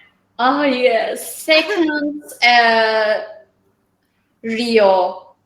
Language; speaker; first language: English; non-native, learner; Turkish